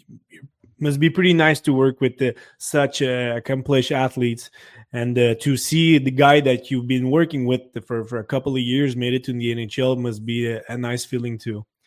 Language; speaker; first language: English; non-native, fluent; French